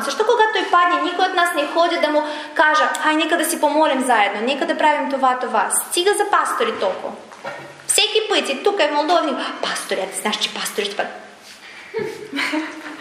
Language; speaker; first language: Bulgarian; non-native, learner; Russian